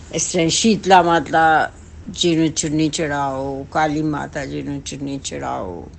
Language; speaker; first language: Hindi; non-native, local second language; Punjabi